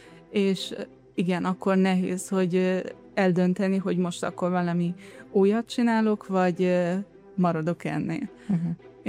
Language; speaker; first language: Hungarian; early bilingual, heritage; Hungarian